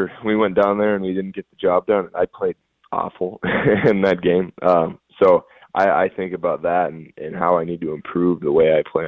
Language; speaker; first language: English; native; English